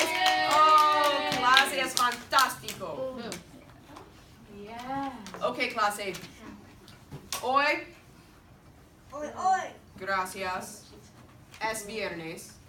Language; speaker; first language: Spanish; non-native, fluent; English